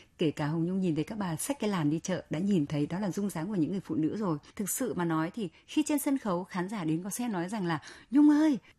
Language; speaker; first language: Vietnamese; native; Vietnamese